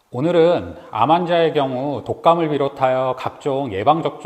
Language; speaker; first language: Korean; native; Korean